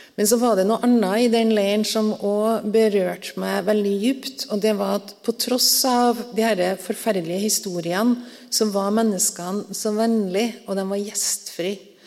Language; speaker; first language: Norwegian; native; Norwegian